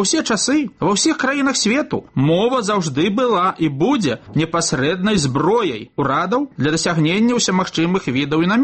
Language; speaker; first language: Belarusian; native; Belarusian